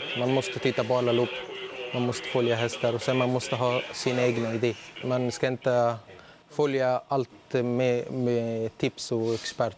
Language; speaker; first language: Swedish; non-native, learner; Arabic